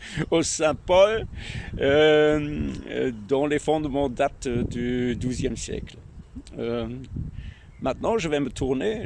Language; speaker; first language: French; non-native, learner; German